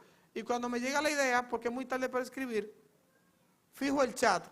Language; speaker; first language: Spanish; native; Spanish